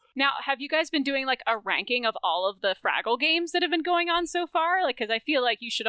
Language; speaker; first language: English; native; English